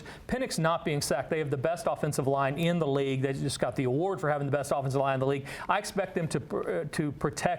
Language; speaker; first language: English; native; English